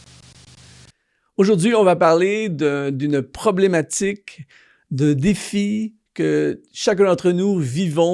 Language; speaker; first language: French; native; French